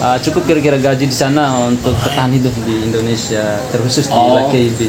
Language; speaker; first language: Indonesian; native; Indonesian